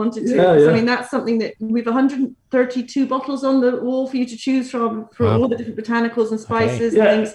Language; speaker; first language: English; native; English